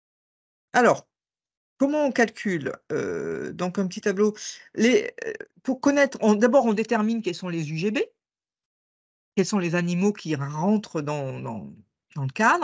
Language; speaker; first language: French; native; French